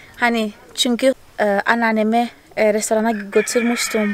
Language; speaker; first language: Turkish; non-native, fluent; Portuguese